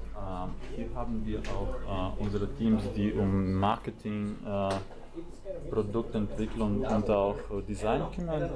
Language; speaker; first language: German; non-native, fluent; Latvian